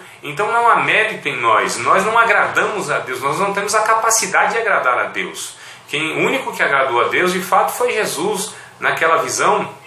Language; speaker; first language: Portuguese; native; Portuguese